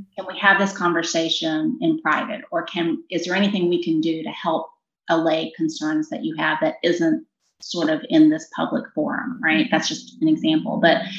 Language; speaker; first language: English; native; English